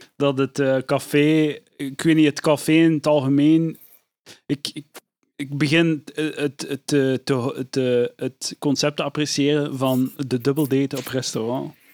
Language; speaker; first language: Dutch; native; Dutch